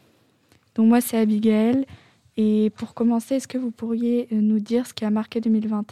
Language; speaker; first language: French; native; French